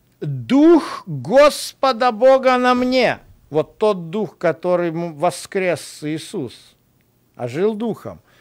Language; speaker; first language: Russian; native; Russian